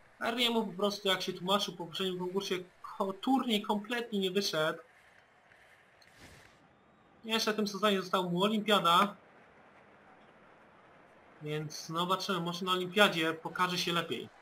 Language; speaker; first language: Polish; native; Polish